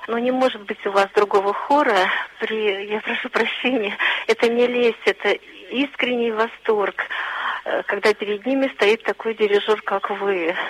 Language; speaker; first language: Russian; native; Russian